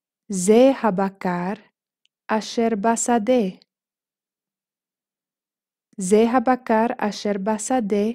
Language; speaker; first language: Hebrew; non-native, fluent; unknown